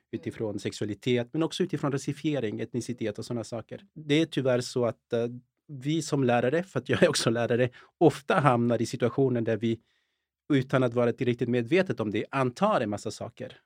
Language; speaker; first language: Swedish; early bilingual, other home language; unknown